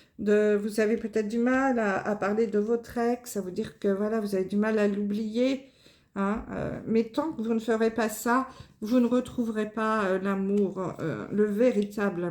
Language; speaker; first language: French; native; French